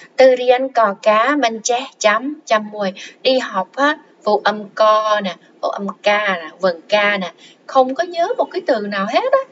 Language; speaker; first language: Vietnamese; non-native, local second language; Khmer